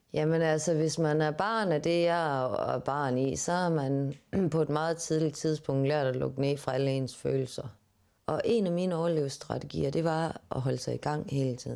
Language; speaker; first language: Danish; native; Danish